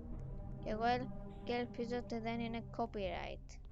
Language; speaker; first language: Greek; early bilingual, heritage; Greek